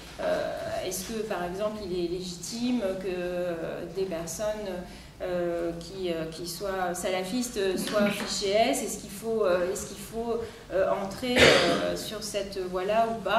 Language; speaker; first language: French; native; French